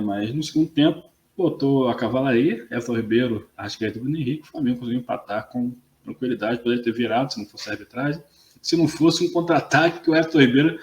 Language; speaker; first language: Portuguese; native; Portuguese